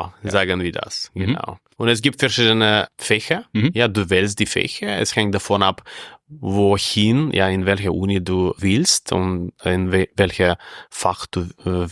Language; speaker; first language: German; non-native, fluent; Russian